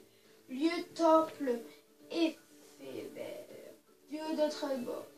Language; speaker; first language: French; native; French